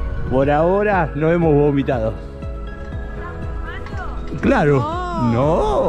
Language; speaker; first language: Spanish; native; Spanish